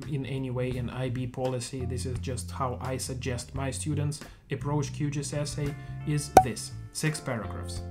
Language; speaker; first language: English; non-native, fluent; Russian